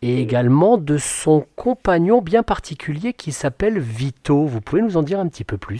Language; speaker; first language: French; native; French